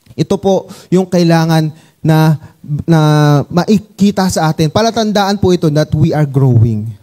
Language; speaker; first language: Filipino; non-native, local second language; Cebuano